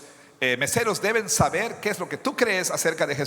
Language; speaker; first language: Spanish; non-native, fluent; English